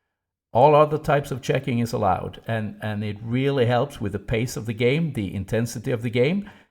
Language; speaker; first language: English; non-native, fluent; Swedish